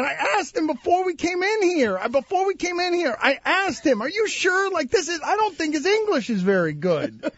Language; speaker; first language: English; early bilingual, other home language; Spanish